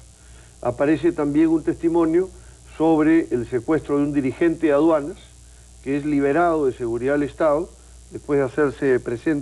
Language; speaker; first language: Spanish; native; Spanish